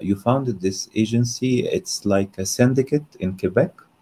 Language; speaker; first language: English; non-native, fluent; Arabic